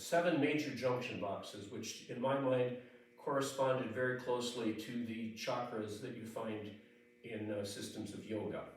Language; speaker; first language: English; native; English